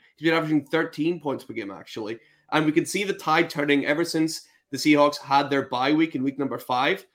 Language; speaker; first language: English; native; English